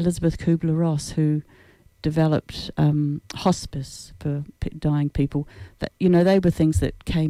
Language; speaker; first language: English; native; English